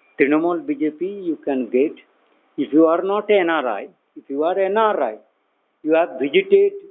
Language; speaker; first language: English; non-native, local second language; Bangla